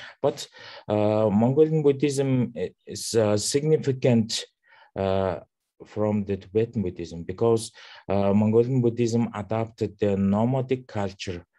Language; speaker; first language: English; non-native, learner; Mongolian